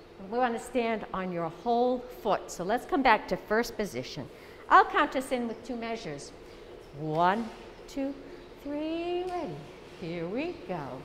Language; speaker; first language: English; native; English